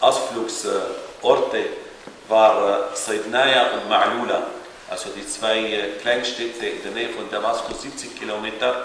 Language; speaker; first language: German; non-native, fluent; Arabic